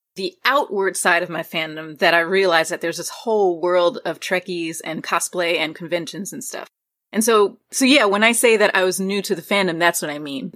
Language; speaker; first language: English; native; English